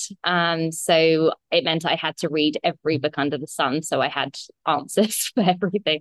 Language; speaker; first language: English; native; English